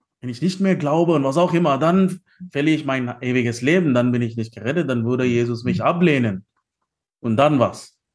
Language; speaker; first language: German; non-native, fluent; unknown